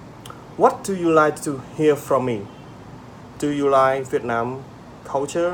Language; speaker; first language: English; non-native, learner; Vietnamese